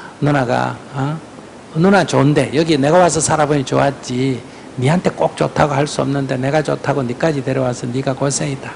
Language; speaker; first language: Korean; native; Korean